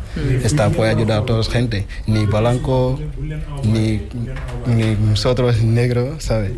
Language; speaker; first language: Spanish; non-native, learner; Wolof